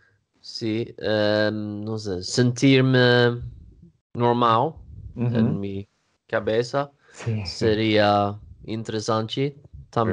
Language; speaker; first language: Portuguese; non-native, learner; Swedish